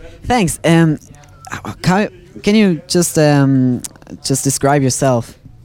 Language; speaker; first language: English; non-native, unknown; Swiss German